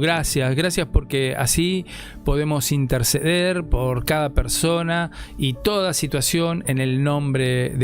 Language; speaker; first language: Spanish; native; Spanish